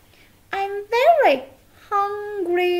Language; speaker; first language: English; non-native, learner; Albanian